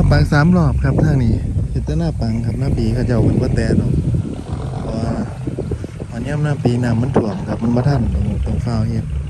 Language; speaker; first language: Thai; native; Thai